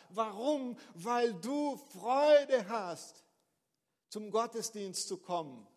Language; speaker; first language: German; non-native, fluent; Portuguese